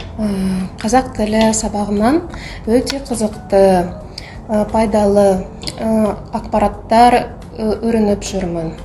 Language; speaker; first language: Kazakh; non-native, local second language; Russian